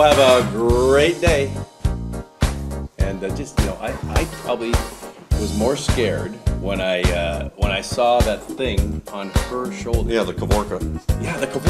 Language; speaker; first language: English; native; English